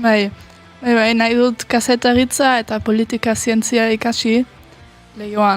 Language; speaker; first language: Basque; early bilingual, heritage; Basque